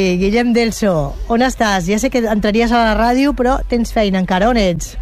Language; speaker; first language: Catalan; native; Catalan